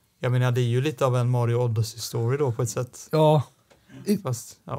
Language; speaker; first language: Swedish; native; Swedish